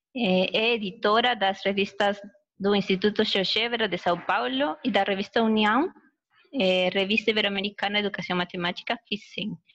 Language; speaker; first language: Portuguese; non-native, fluent; Spanish